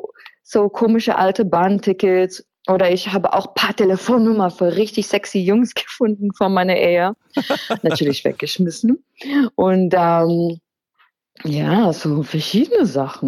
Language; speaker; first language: German; non-native, fluent; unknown